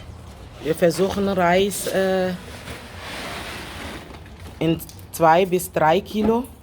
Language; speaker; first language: German; non-native, fluent; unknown